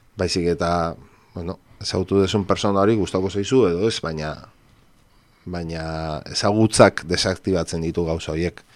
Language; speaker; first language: Basque; non-native, local second language; Spanish